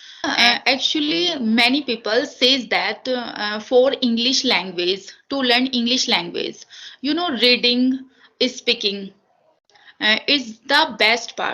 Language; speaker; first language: English; non-native, learner; Hindi